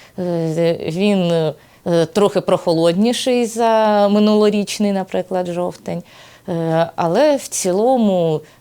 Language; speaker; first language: Ukrainian; native; Ukrainian